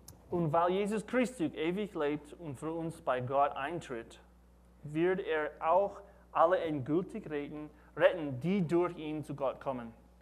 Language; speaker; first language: German; non-native, learner; English